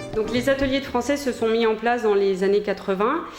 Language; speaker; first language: French; native; French